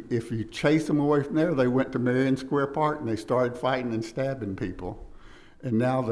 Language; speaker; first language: English; native; English